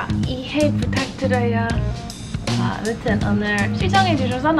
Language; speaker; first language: Korean; non-native, fluent; English